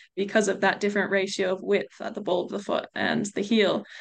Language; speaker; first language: English; native; English